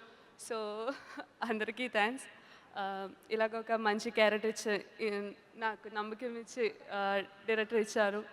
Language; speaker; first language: Telugu; non-native, learner; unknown